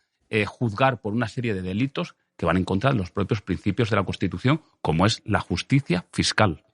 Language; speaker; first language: Spanish; native; Spanish